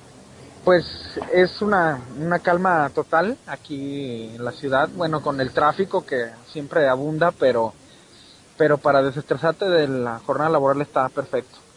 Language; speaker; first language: Spanish; native; Spanish